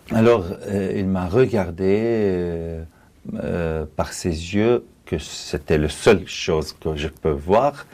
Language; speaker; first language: French; non-native, fluent; Arabic